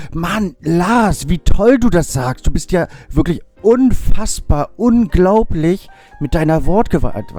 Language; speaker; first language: German; native; German